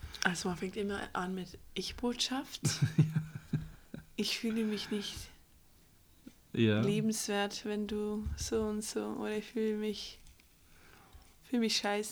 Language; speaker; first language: German; non-native, fluent; English